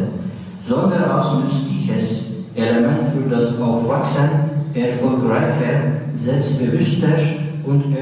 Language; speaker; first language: German; non-native, learner; Turkish